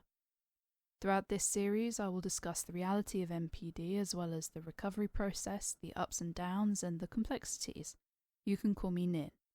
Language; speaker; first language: English; native; English